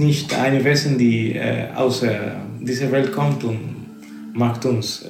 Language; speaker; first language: German; non-native, fluent; Spanish